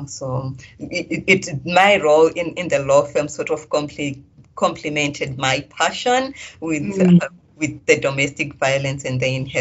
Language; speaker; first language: English; non-native, local second language; Shona